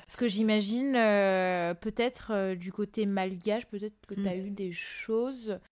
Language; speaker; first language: French; non-native, local second language; Malagasy